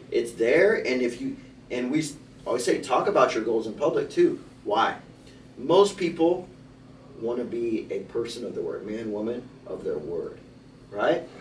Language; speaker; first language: English; native; English